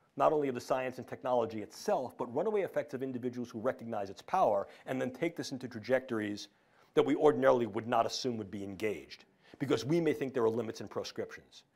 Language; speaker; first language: English; native; English